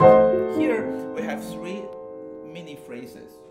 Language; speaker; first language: English; non-native, fluent; Chinese